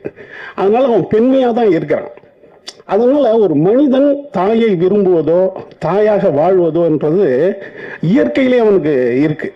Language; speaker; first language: Tamil; native; Tamil